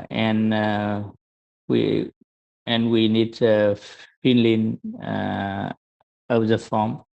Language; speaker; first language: English; non-native, learner; Vietnamese